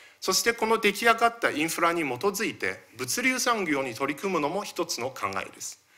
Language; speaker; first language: Japanese; early bilingual, other home language; Chinese